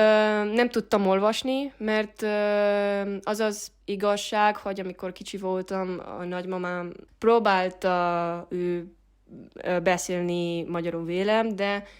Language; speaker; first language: Hungarian; non-native, learner; Spanish